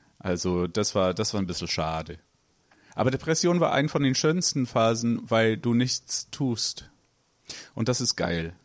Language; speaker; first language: German; non-native, fluent; English